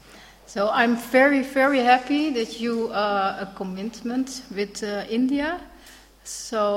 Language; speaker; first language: English; non-native, learner; Dutch